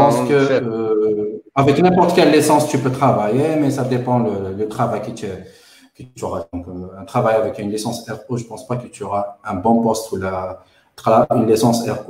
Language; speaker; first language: French; non-native, local second language; Arabic